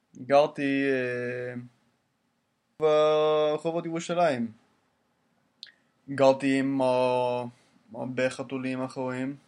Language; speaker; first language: Hebrew; non-native, learner; English